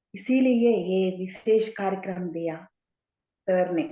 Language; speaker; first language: Hindi; non-native, local second language; Telugu